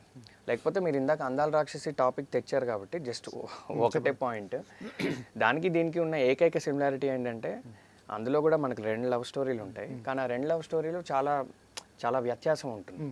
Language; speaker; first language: Telugu; native; Telugu